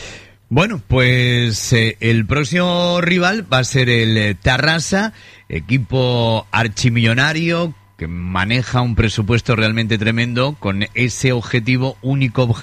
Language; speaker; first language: Spanish; native; Spanish